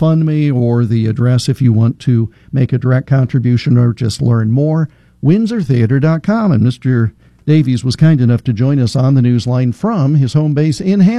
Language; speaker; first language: English; native; English